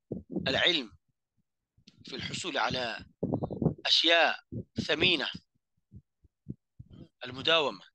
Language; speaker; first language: Arabic; non-native, fluent; Bangla